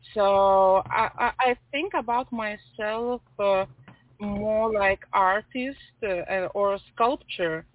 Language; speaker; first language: English; non-native, fluent; Lithuanian